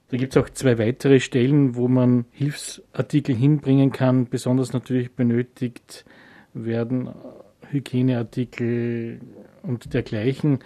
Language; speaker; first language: German; native; German